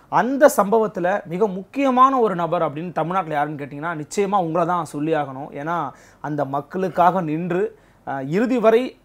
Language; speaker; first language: Tamil; native; Tamil